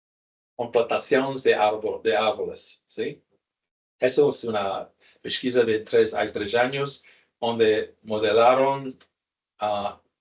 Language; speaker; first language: Portuguese; non-native, learner; Spanish